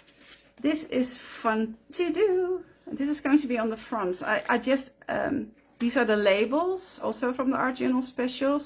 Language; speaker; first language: English; non-native, fluent; Dutch